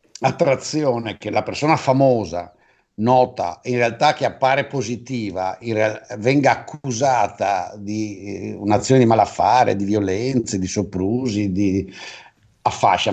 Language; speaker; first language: Italian; native; Italian